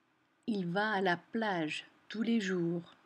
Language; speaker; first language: French; non-native, fluent; English